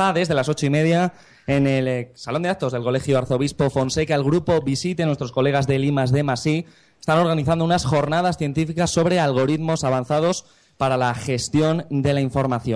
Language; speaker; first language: Spanish; native; Spanish